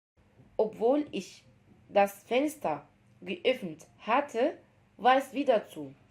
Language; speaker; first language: German; non-native, fluent; Arabic